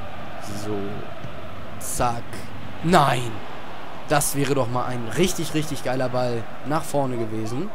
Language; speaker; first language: German; native; German